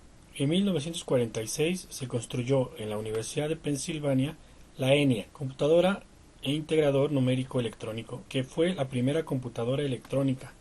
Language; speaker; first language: Spanish; native; Spanish